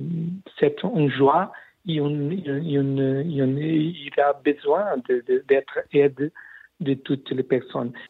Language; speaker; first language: French; non-native, learner; Portuguese